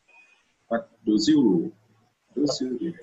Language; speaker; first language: English; non-native, learner; Vietnamese